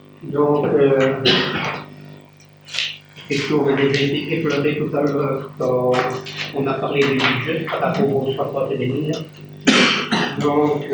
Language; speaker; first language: French; native; French